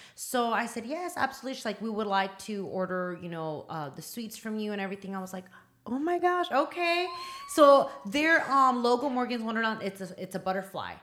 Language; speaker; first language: English; early bilingual, other home language; Spanish